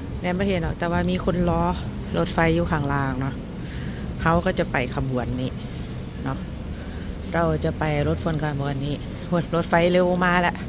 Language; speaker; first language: Thai; non-native, local second language; Northeastern Thai